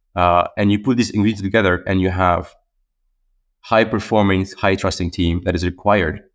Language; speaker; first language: English; non-native, fluent; Arabic